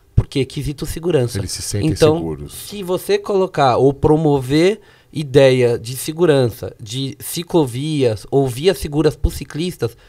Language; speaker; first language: Portuguese; native; Portuguese